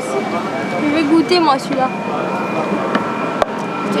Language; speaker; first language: French; native; French